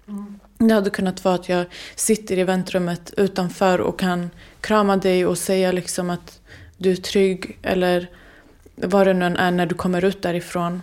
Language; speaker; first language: Swedish; early bilingual, other home language; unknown